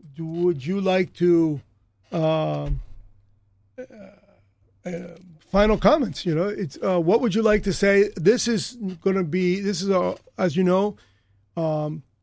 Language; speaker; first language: English; native; English